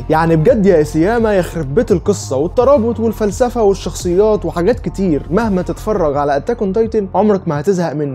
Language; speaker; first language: Arabic; native; Arabic